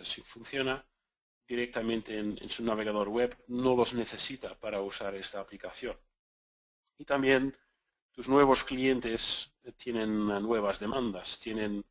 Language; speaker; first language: Spanish; non-native, fluent; Dutch